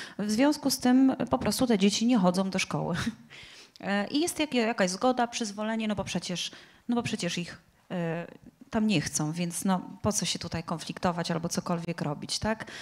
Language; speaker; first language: Polish; native; Polish